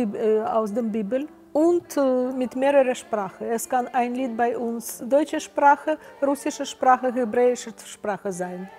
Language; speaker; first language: German; non-native, fluent; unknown